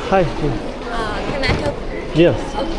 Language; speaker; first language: English; non-native, learner; Korean